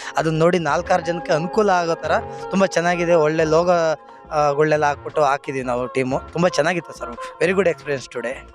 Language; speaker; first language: Kannada; native; Kannada